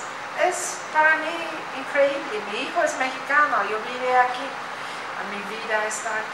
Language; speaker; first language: Spanish; non-native, learner; English